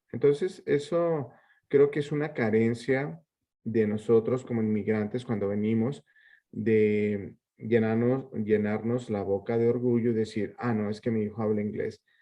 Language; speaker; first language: Spanish; early bilingual, heritage; Spanish